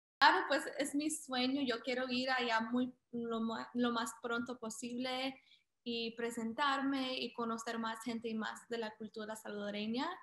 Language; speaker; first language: Spanish; early bilingual, heritage; Spanish